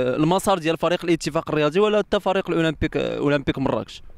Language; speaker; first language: Arabic; native; Arabic